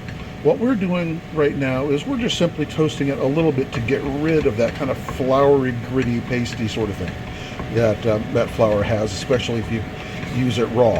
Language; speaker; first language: English; native; English